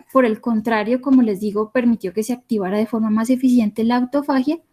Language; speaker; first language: Spanish; native; Spanish